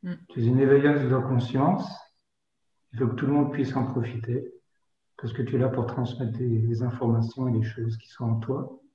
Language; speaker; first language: French; native; French